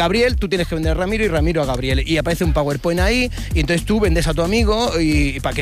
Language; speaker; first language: Spanish; native; Spanish